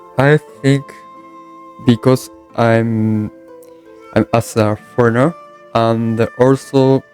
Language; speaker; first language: English; non-native, learner; Japanese